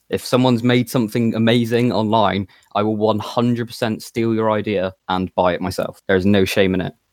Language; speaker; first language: English; native; English